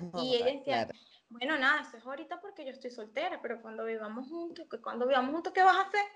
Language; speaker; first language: Spanish; native; Spanish